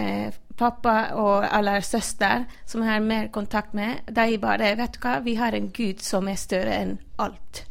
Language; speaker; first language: Norwegian; non-native, fluent; Spanish